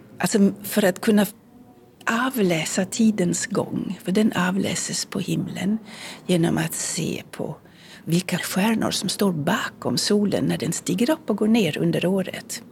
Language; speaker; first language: Swedish; native; Swedish